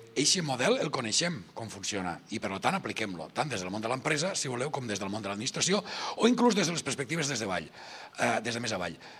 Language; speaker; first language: Catalan; native; Catalan